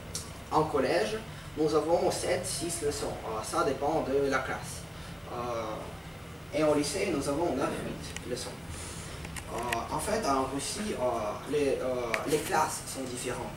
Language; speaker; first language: French; non-native, learner; Russian